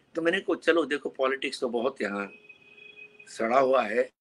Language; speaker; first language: Hindi; native; Hindi